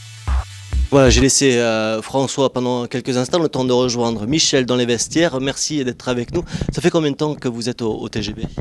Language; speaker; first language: French; native; French